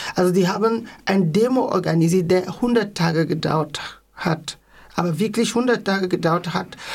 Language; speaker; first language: German; non-native, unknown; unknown